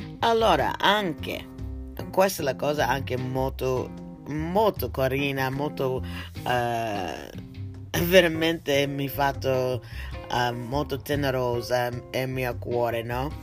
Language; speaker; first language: Italian; non-native, learner; English